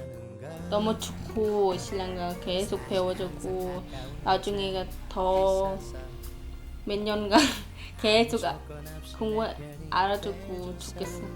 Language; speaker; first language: Korean; non-native, learner; Khmer